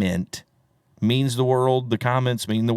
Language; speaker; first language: English; native; English